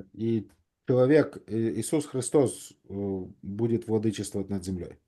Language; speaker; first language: Russian; native; Russian